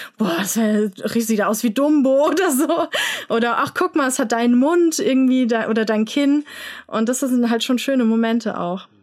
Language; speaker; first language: German; native; German